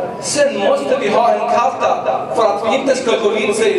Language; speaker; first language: Swedish; early bilingual, other home language; Arabic